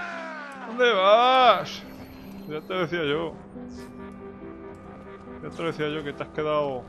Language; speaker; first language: Spanish; native; Spanish